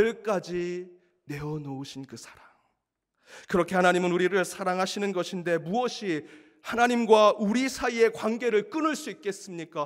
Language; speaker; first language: Korean; native; Korean